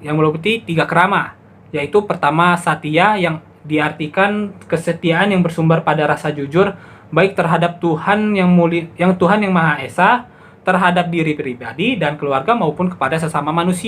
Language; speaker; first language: Indonesian; native; Indonesian